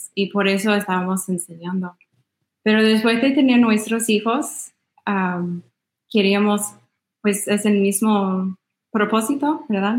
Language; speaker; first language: Spanish; non-native, fluent; English